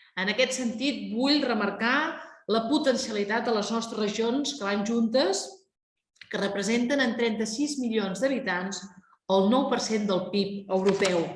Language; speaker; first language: Catalan; native; Catalan